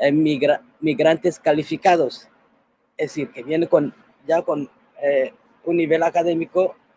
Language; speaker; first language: Spanish; non-native, fluent; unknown